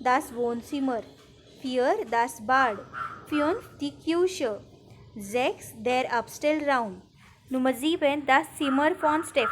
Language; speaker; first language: German; non-native, fluent; Marathi